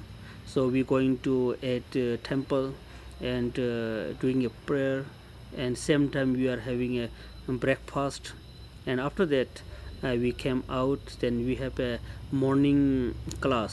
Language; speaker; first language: English; non-native, local second language; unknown